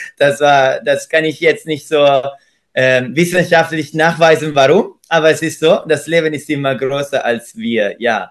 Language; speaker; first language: German; non-native, fluent; Italian